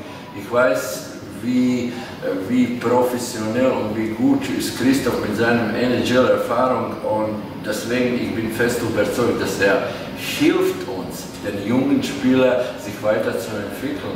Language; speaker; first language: German; non-native, fluent; Latvian